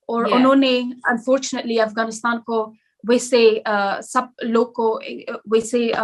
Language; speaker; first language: Hindi; non-native, learner; Persian